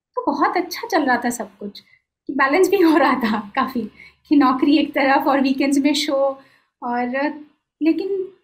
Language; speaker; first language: Hindi; non-native, local second language; Bangla